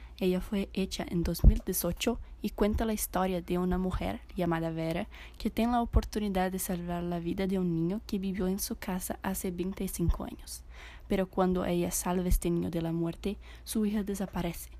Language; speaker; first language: Spanish; non-native, fluent; Portuguese